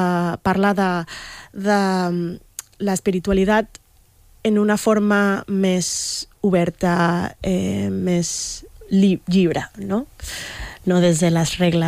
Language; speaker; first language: Catalan; non-native, fluent; Spanish